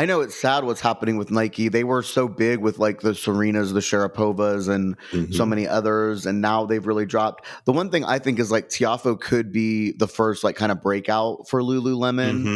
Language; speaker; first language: English; native; English